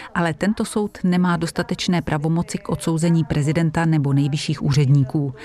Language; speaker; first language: Czech; non-native, fluent; Hungarian